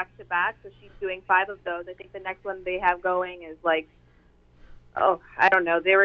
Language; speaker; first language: English; native; English